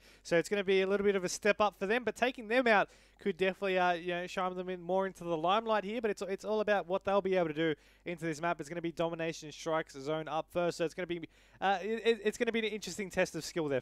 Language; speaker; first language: English; native; English